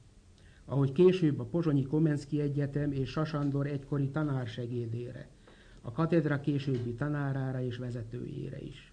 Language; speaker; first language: Hungarian; native; Hungarian